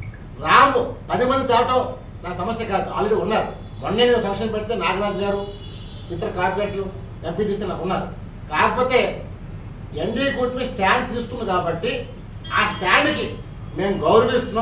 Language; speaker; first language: Telugu; native; Telugu